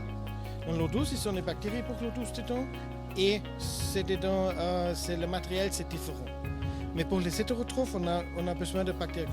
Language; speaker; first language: French; non-native, learner; German